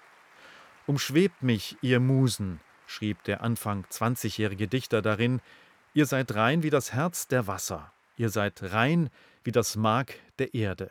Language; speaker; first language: German; native; German